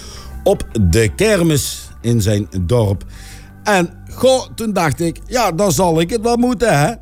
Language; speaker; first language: Dutch; native; Dutch